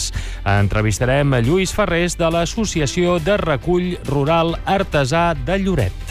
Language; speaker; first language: Catalan; native; Catalan